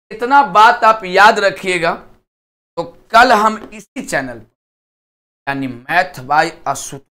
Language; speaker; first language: Hindi; native; Hindi